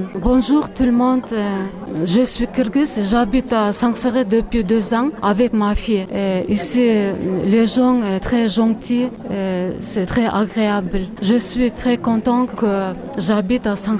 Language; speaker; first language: French; non-native, learner; Kyrgyz